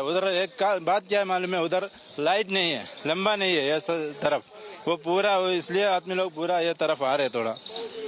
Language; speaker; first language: Hindi; non-native, local second language; Malayalam